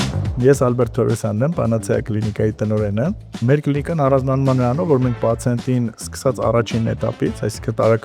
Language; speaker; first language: Armenian; native; Armenian